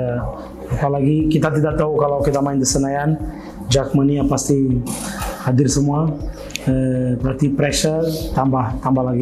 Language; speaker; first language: Indonesian; non-native, fluent; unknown